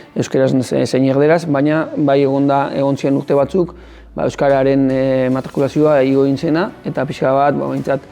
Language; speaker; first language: Basque; native; Basque